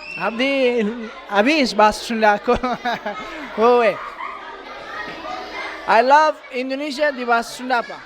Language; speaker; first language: Indonesian; non-native, fluent; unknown